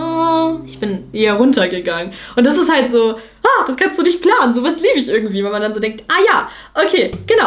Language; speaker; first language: German; native; German